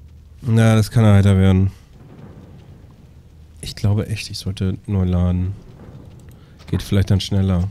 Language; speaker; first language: German; native; German